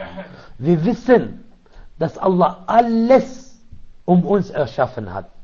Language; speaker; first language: German; non-native, fluent; Arabic